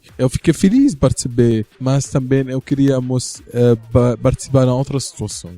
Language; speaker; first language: Portuguese; non-native, learner; Arabic